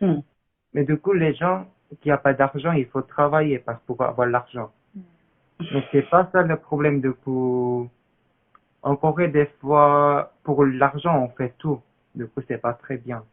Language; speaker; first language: French; non-native, learner; Korean